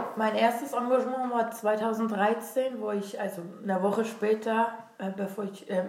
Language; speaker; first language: German; non-native, fluent; Turkish